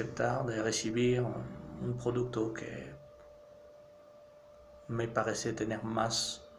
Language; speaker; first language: Spanish; non-native, fluent; French